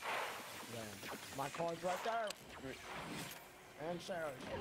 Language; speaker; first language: English; native; English